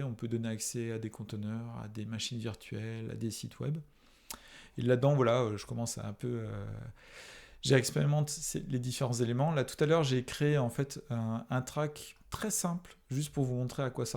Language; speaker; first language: French; native; French